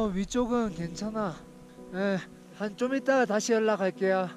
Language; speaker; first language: Korean; native; Korean